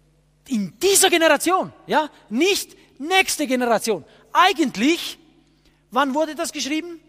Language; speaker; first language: German; non-native, fluent; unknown